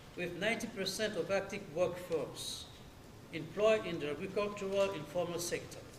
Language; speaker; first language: English; non-native, local second language; French